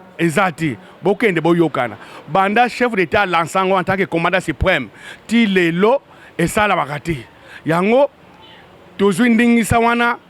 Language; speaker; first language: Lingala; non-native, local second language; Kongo